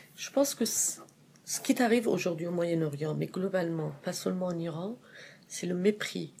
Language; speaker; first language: French; non-native, fluent; Persian